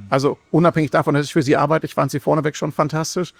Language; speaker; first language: German; native; German